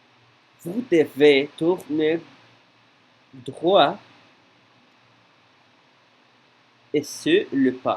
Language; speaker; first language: French; non-native, learner; Spanish